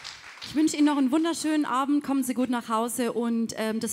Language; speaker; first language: German; native; German